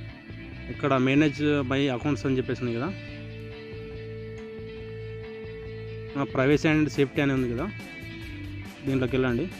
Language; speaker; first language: Telugu; native; Telugu